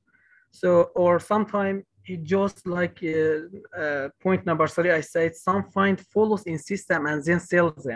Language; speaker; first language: English; non-native, learner; Kurdish